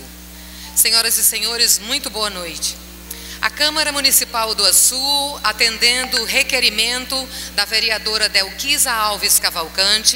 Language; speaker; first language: Portuguese; native; Portuguese